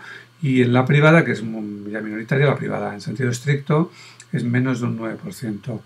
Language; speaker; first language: Spanish; native; Spanish